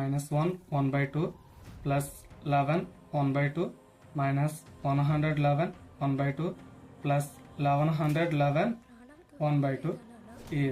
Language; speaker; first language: Telugu; native; Telugu